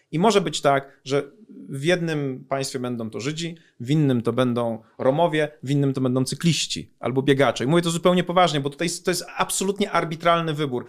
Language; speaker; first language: Polish; native; Polish